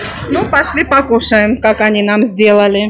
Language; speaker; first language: Russian; non-native, local second language; Armenian